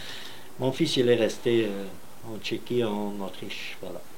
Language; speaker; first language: French; non-native, local second language; Arabic